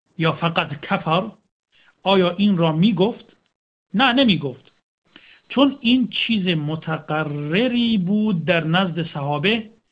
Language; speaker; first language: Persian; native; Persian